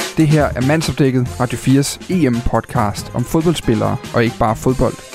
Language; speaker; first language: Danish; native; Danish